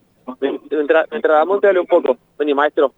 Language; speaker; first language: Spanish; native; Spanish